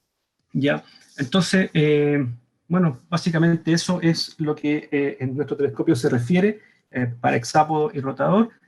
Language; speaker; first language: Spanish; native; Spanish